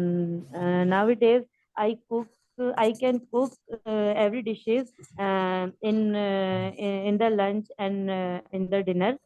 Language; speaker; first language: English; non-native, learner; Urdu